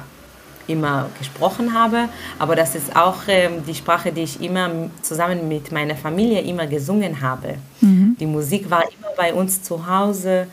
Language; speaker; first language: German; non-native, fluent; Hebrew